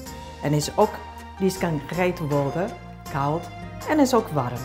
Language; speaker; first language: Dutch; non-native, learner; Japanese